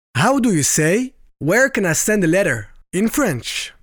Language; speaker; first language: English; non-native, fluent; French